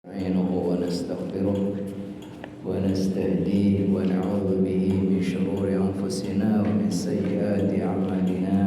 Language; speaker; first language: Arabic; non-native, fluent; Indonesian